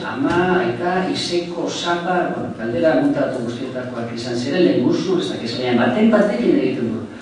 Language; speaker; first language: Basque; non-native, local second language; Spanish